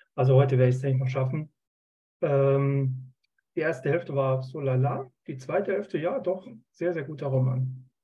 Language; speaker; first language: German; native; German